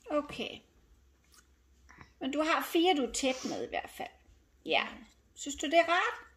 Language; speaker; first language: Danish; native; Danish